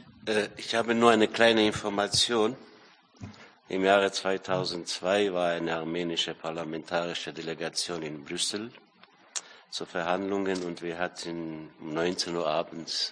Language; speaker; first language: German; non-native, fluent; Armenian